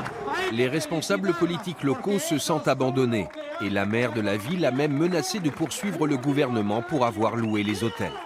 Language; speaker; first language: French; native; French